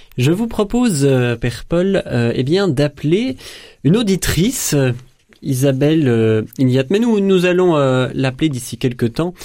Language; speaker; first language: French; native; French